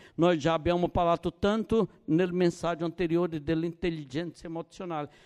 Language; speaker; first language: Italian; non-native, fluent; Portuguese